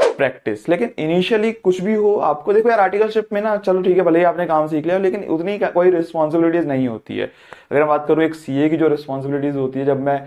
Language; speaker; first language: Hindi; native; Hindi